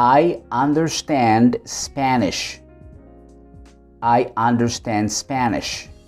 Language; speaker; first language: English; non-native, fluent; Spanish